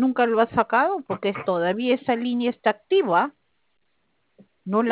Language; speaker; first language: Spanish; native; Spanish